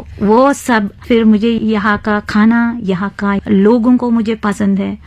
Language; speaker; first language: Hindi; non-native, fluent; Sinhala